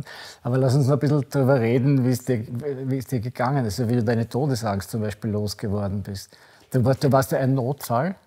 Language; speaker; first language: German; native; German